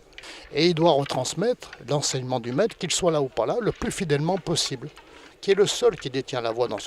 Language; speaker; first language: French; native; French